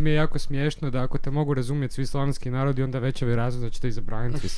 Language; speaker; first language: Croatian; native; Croatian